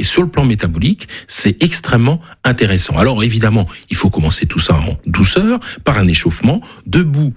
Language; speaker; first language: French; native; French